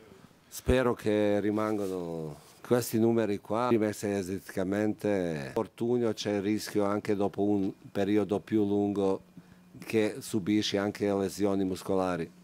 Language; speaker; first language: Italian; non-native, fluent; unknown